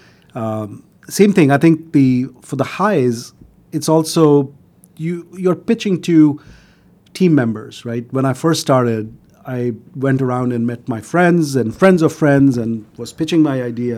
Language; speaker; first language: English; non-native, local second language; Hindi